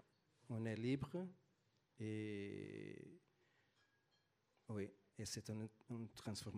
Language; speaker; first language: French; non-native, fluent; Portuguese